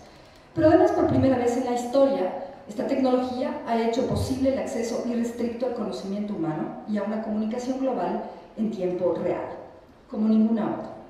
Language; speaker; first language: Spanish; native; Spanish